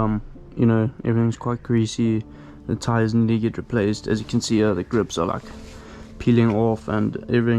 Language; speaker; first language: English; native; English